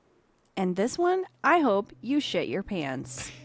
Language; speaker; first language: English; native; English